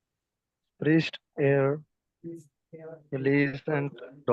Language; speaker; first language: German; non-native, learner; Urdu